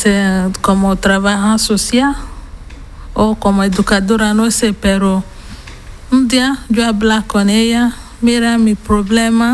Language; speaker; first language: Spanish; non-native, learner; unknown